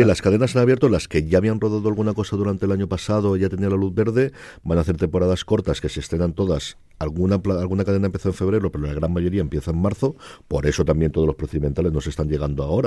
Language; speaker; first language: Spanish; native; Spanish